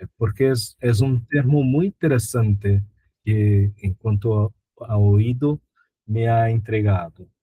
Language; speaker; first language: Spanish; non-native, fluent; Portuguese